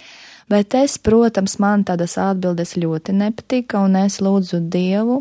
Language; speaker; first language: Latvian; non-native, local second language; Russian